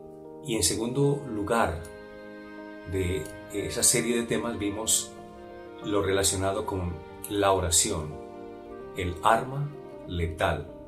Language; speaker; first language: Spanish; native; Spanish